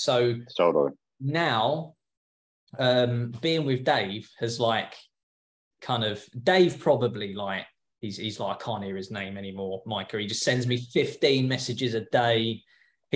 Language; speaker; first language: English; native; English